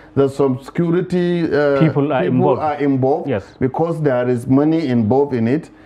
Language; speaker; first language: English; non-native, local second language; Hausa